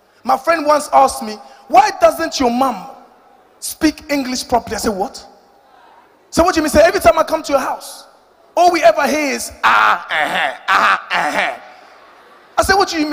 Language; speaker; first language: English; early bilingual, other home language; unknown